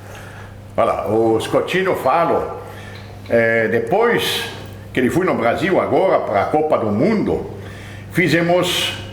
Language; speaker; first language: Portuguese; non-native, fluent; French